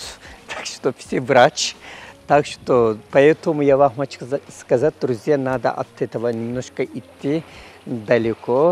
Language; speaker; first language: Russian; non-native, learner; Turkish